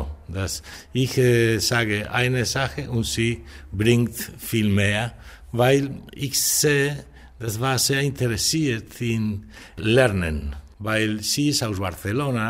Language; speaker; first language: German; non-native, learner; Spanish